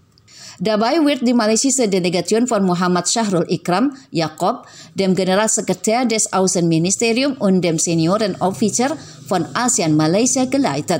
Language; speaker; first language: German; non-native, fluent; Indonesian